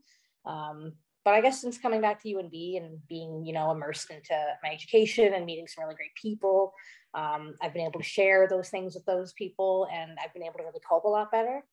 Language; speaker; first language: English; native; English